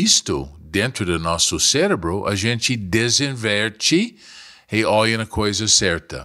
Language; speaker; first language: Portuguese; non-native, fluent; English